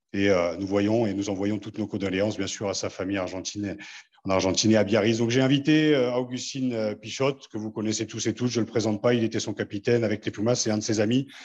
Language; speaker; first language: French; native; French